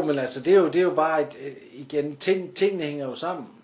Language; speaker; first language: Danish; native; Danish